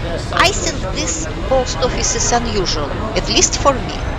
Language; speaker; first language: English; non-native, fluent; Russian